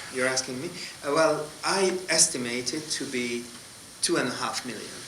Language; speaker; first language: English; non-native, fluent; Hungarian